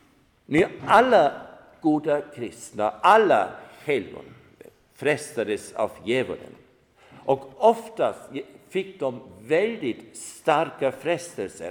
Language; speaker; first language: Swedish; non-native, fluent; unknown